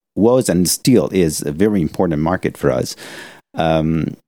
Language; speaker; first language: English; non-native, fluent; Italian